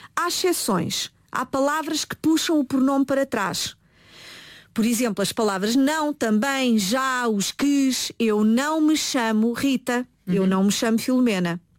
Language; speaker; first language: Portuguese; native; Portuguese